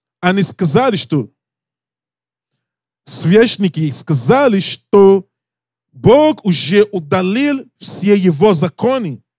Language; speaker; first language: Russian; non-native, learner; English